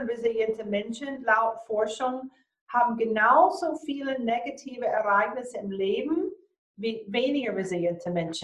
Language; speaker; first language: German; non-native, fluent; English